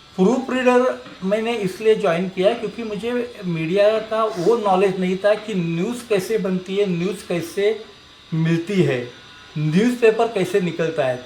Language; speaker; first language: Hindi; non-native, local second language; Marathi